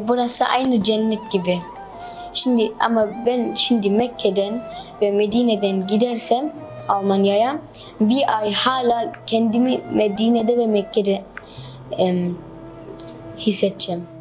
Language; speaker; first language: Turkish; early bilingual, heritage; Turkish